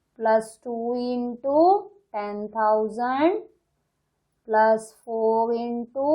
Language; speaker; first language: English; non-native, local second language; Hindi